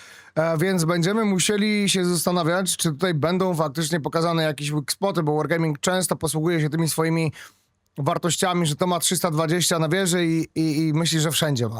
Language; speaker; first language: Polish; native; Polish